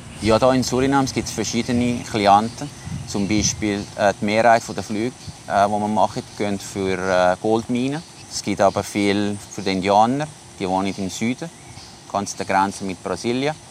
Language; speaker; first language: German; non-native, local second language; Italian